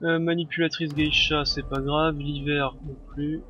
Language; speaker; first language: French; native; French